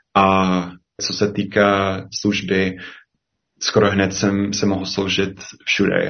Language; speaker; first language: Czech; non-native, fluent; English